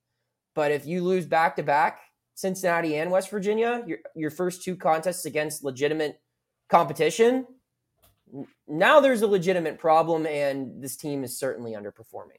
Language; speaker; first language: English; native; English